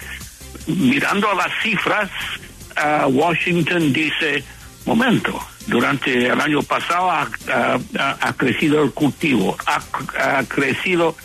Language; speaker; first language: Spanish; non-native, fluent; English